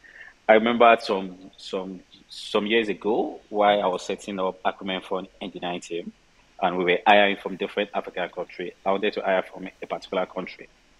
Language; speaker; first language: English; non-native, local second language; Yoruba